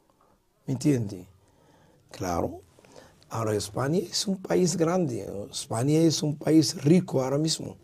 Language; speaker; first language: Spanish; non-native, local second language; Arabic